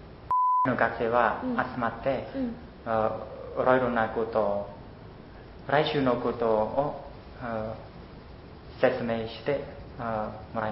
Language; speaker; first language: Japanese; non-native, learner; Khmer